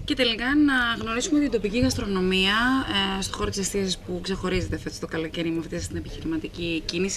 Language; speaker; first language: Greek; native; Greek